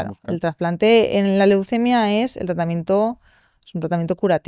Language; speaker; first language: Spanish; native; Spanish